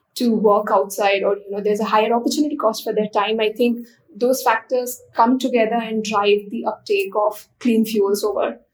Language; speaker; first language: English; non-native, local second language; Hindi